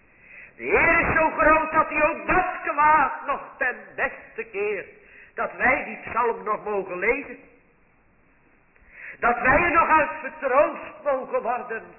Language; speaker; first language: Dutch; native; Dutch